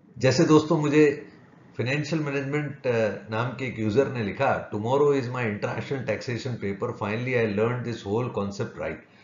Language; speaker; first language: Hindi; native; Hindi